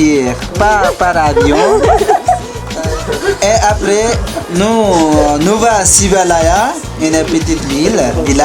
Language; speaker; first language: French; non-native, learner; Sherpa